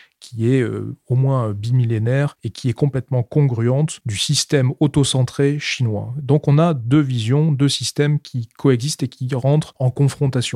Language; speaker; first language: French; native; French